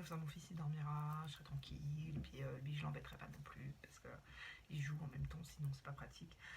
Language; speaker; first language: French; native; French